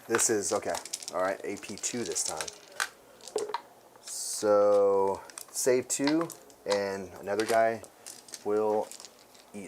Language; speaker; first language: English; native; English